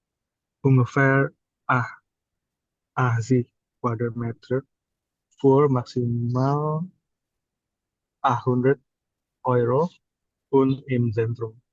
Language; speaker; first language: German; non-native, learner; Indonesian